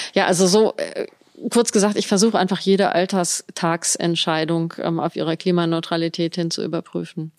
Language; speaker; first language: German; native; German